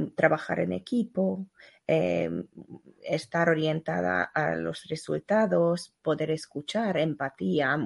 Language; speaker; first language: Spanish; non-native, fluent; Hungarian